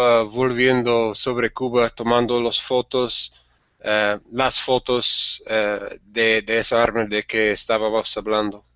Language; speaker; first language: Spanish; non-native, learner; English